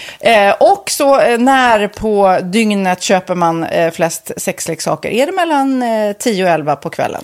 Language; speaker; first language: Swedish; native; Swedish